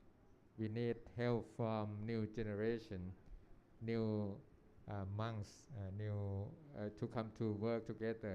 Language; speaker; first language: English; non-native, learner; Thai